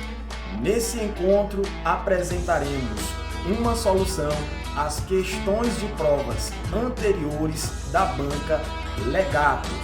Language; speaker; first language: Portuguese; native; Portuguese